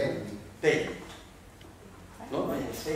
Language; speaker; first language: Italian; non-native, learner; Spanish